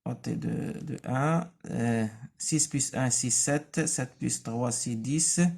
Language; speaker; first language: French; non-native, local second language; Arabic